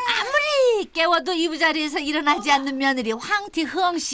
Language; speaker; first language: Korean; native; Korean